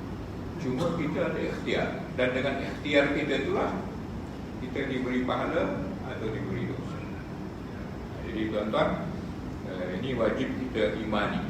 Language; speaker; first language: Malay; native; Malay